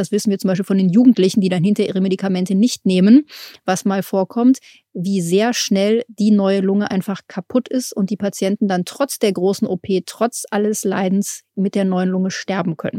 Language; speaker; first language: German; native; German